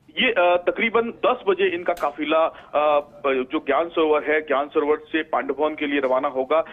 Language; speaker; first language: Hindi; native; Hindi